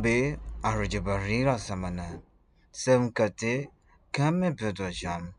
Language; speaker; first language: French; non-native, learner; Spanish